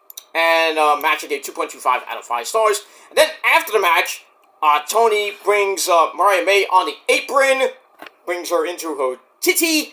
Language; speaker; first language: English; native; English